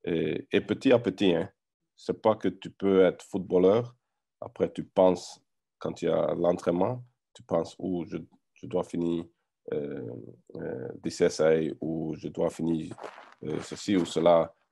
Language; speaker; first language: French; non-native, learner; English